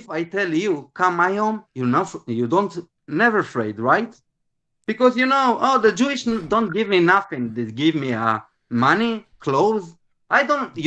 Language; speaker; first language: English; non-native, learner; Hebrew